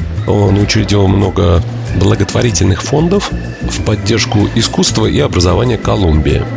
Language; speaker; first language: Russian; native; Russian